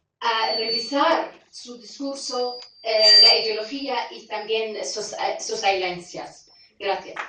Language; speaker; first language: Spanish; non-native, fluent; Arabic